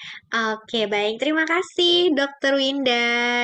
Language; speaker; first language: Indonesian; native; Indonesian